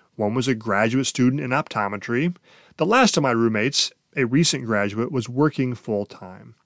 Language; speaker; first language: English; native; English